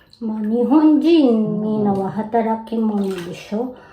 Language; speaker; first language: Japanese; non-native, learner; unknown